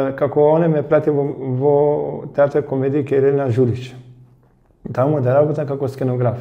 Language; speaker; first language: Macedonian; early bilingual, heritage; Macedonian